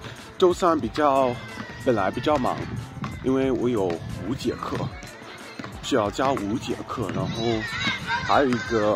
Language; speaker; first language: Chinese; non-native, fluent; English